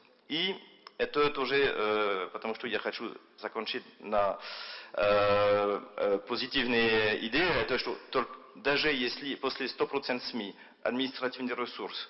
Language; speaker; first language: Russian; non-native, fluent; French